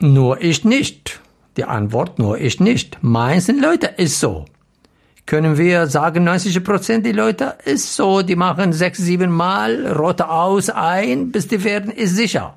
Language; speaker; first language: German; non-native, learner; Arabic